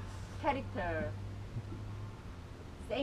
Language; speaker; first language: English; non-native, learner; Korean